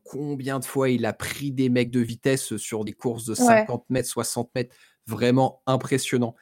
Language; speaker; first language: French; native; French